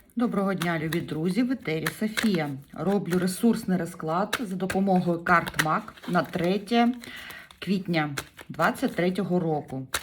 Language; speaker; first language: Ukrainian; non-native, local second language; Russian